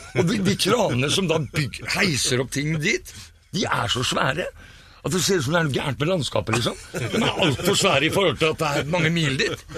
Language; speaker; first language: Norwegian; native; Norwegian